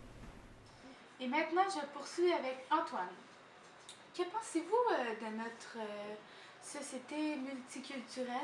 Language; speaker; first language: French; native; French